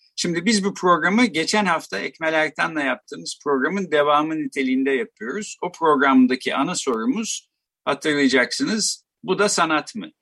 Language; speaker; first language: Turkish; native; Turkish